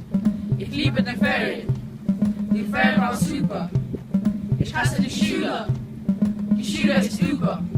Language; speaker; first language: German; non-native, learner; English